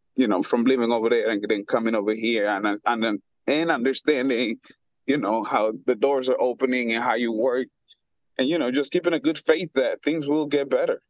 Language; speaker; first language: English; early bilingual, other home language; Spanish